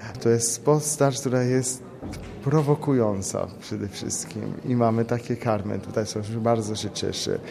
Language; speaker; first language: Polish; non-native, fluent; French